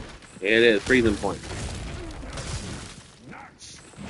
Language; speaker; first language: English; native; English